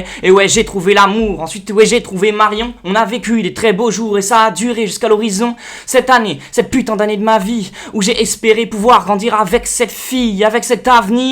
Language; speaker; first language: French; native; French